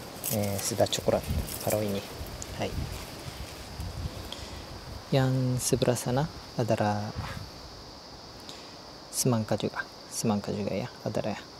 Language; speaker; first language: Indonesian; non-native, fluent; Japanese